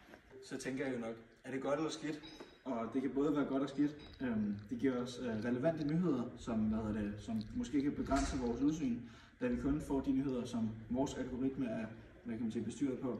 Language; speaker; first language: Danish; native; Danish